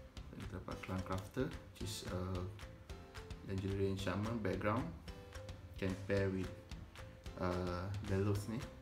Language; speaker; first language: English; non-native, local second language; Malay